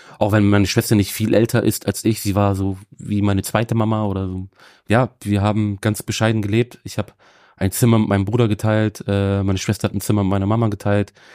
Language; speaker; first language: German; native; German